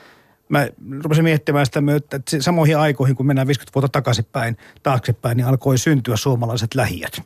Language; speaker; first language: Finnish; native; Finnish